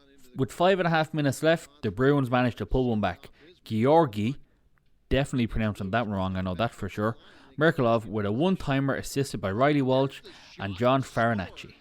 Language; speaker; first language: English; native; English